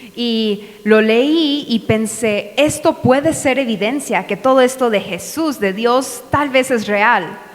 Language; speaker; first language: Spanish; native; Spanish